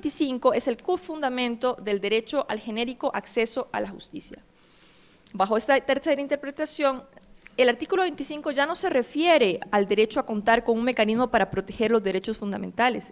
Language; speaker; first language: Spanish; native; Spanish